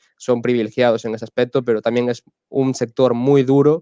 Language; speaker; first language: Spanish; native; Spanish